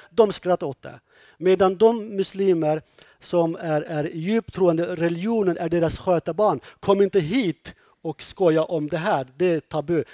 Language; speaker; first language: Swedish; non-native, fluent; Kurdish